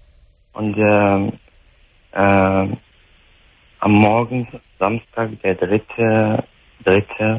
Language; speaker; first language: German; non-native, fluent; Arabic